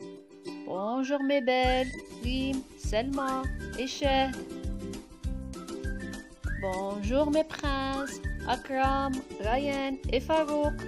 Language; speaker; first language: French; non-native, local second language; Arabic